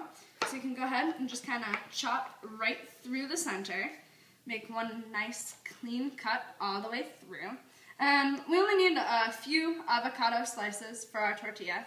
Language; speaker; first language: English; native; English